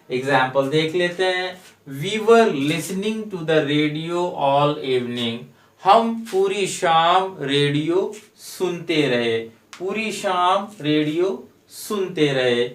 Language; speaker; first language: Hindi; native; Hindi